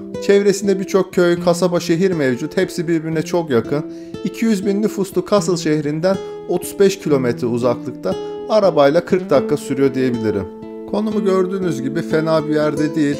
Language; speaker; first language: Turkish; native; Turkish